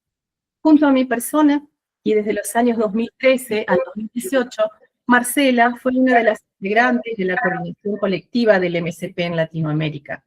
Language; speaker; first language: Spanish; native; Spanish